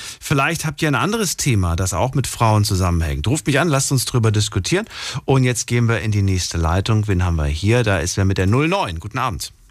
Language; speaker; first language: German; native; German